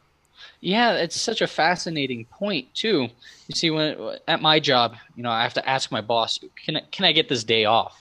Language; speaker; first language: English; native; English